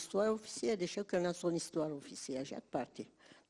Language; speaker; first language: French; non-native, fluent; Turkish